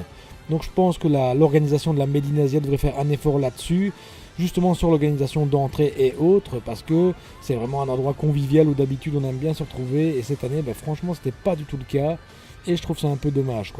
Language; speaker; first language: French; native; French